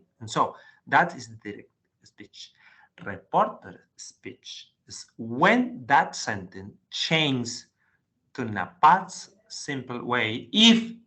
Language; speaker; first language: English; non-native, learner; Spanish